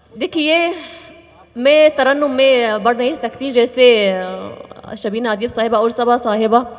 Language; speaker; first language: Urdu; non-native, fluent; Arabic